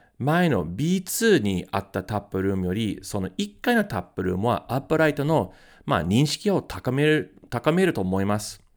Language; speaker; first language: Japanese; non-native, fluent; English